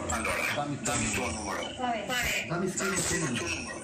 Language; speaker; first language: Italian; non-native, learner; Albanian